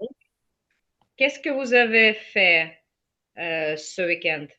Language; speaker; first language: French; non-native, fluent; Ukrainian